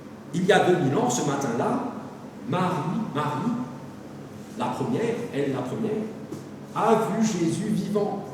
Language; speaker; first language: French; native; French